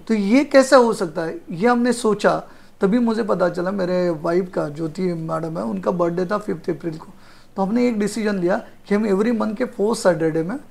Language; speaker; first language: Hindi; non-native, local second language; Marathi